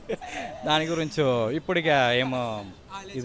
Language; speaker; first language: Telugu; early bilingual, heritage; Tamil